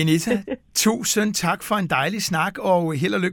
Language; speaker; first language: Danish; native; Danish